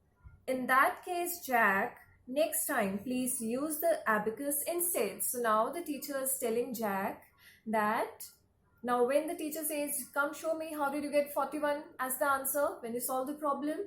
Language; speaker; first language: English; non-native, local second language; Hindi